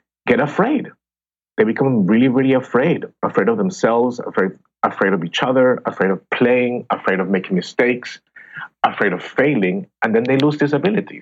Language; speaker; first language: English; non-native, fluent; Spanish